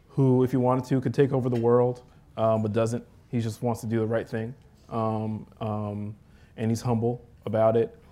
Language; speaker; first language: English; early bilingual, other home language; Haitian Creole